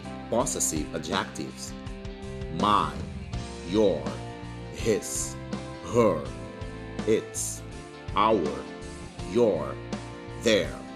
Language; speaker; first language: English; non-native, fluent; Portuguese